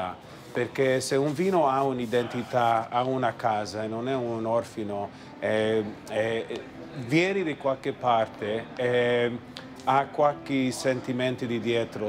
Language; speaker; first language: Italian; early bilingual, heritage; Italian